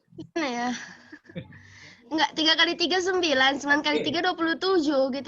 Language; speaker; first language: Indonesian; native; Indonesian